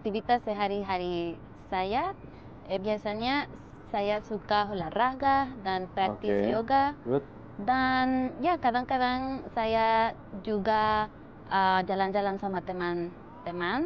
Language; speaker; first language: Indonesian; non-native, fluent; Spanish